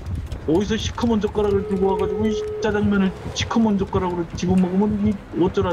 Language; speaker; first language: Korean; native; Korean